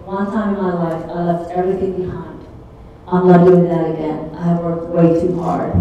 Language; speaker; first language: English; early bilingual, other home language; Czech